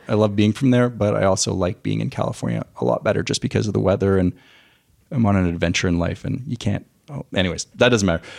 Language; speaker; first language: English; native; English